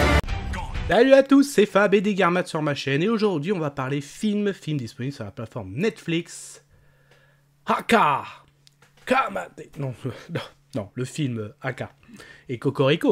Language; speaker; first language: French; native; French